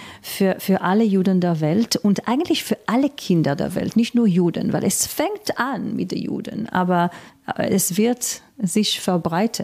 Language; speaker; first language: German; non-native, fluent; Hebrew